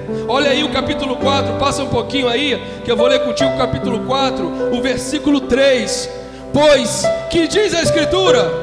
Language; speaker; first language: Portuguese; native; Portuguese